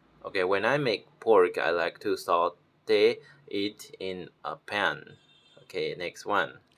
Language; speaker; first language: English; non-native, fluent; Chinese